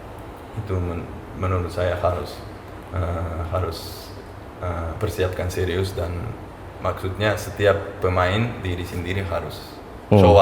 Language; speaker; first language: Indonesian; non-native, fluent; Uzbek